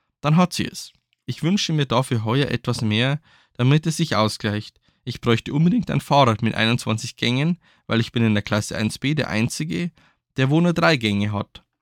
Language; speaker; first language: German; native; German